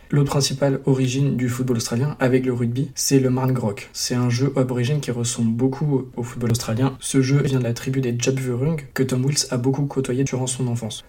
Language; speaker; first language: French; native; French